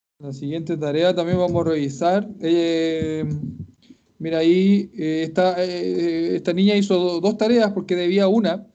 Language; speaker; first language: Spanish; native; Spanish